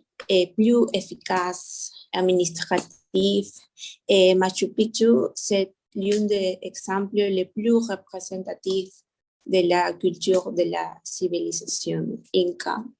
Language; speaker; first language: French; non-native, learner; Spanish